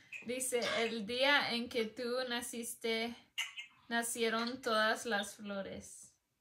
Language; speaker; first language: Spanish; early bilingual, other home language; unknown